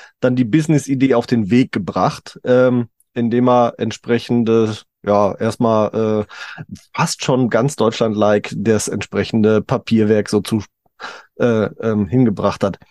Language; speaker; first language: German; native; German